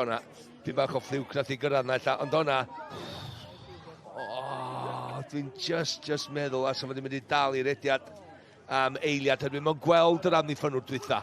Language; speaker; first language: Welsh; native; Welsh